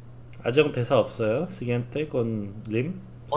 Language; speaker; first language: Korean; native; Korean